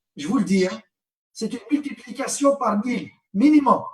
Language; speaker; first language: French; non-native, local second language; Arabic